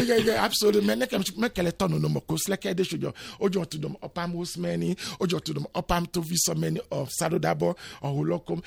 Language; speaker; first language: Hungarian; non-native, learner; Yoruba